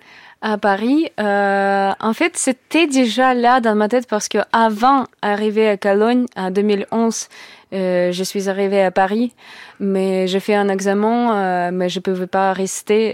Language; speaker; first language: French; non-native, learner; Russian